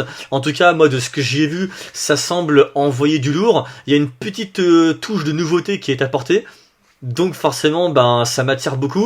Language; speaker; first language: French; native; French